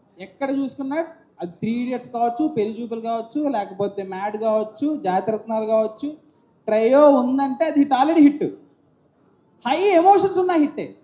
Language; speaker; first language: Telugu; native; Telugu